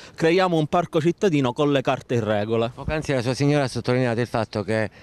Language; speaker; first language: Italian; native; Italian